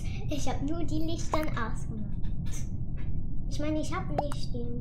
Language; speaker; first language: German; non-native, learner; English